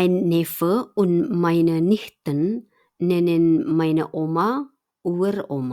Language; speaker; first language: German; non-native, fluent; Indonesian